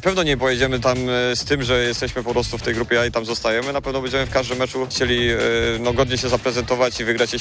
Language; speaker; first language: Polish; native; Polish